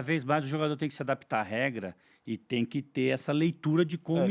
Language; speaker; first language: Portuguese; native; Portuguese